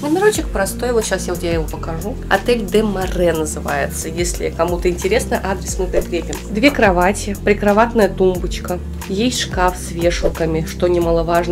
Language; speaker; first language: Russian; native; Russian